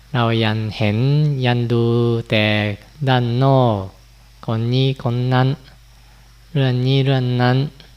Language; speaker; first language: Thai; non-native, fluent; Japanese